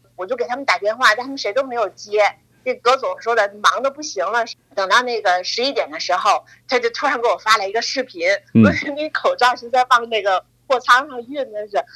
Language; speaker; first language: Chinese; native; Chinese